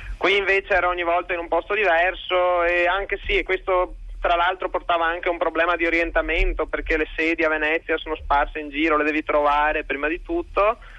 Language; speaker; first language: Italian; native; Italian